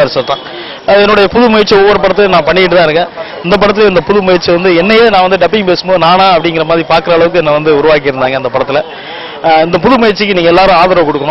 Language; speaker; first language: Tamil; native; Tamil